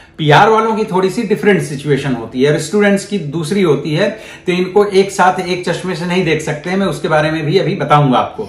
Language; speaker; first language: Hindi; native; Hindi